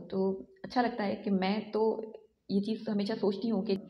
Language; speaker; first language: Hindi; native; Hindi